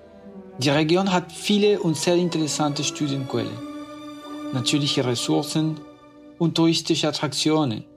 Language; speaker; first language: German; non-native, fluent; Spanish